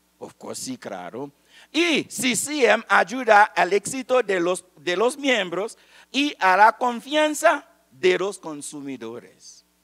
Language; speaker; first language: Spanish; non-native, fluent; Haitian Creole